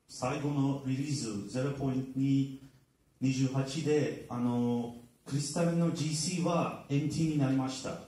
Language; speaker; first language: Japanese; non-native, learner; Turkish